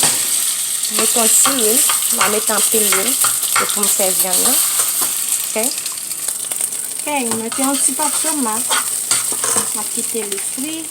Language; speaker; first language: French; non-native, local second language; Haitian Creole